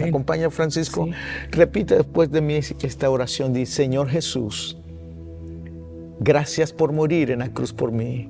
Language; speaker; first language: Spanish; early bilingual, heritage; Spanish